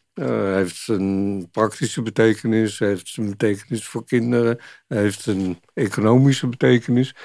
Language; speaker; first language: Dutch; native; Dutch